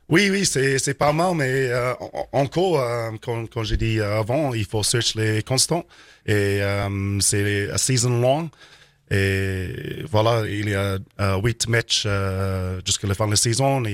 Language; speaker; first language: French; non-native, learner; English